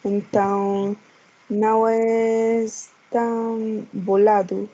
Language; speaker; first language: Portuguese; non-native, learner; Spanish